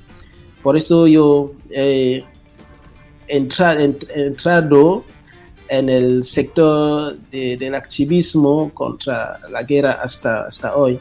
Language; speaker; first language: Spanish; non-native, fluent; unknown